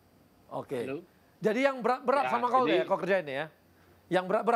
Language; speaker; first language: Indonesian; native; Indonesian